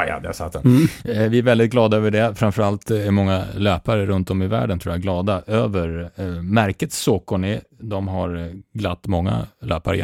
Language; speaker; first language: Swedish; native; Swedish